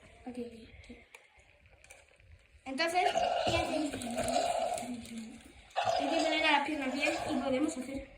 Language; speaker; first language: Spanish; native; Spanish